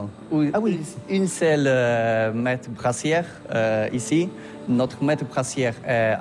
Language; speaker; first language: French; non-native, learner; Polish